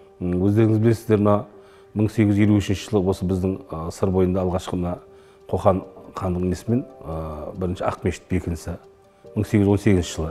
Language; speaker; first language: Kazakh; native; Kazakh